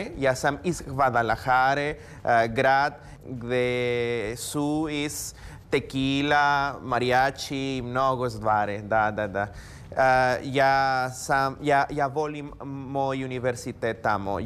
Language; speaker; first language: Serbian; non-native, learner; Spanish